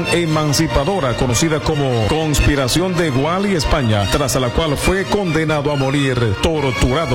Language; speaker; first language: Spanish; native; Spanish